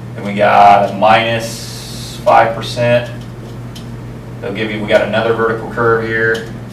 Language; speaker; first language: English; native; English